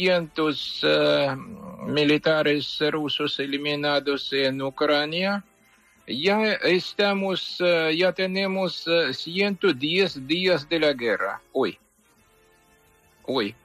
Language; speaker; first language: Spanish; non-native, fluent; Ukrainian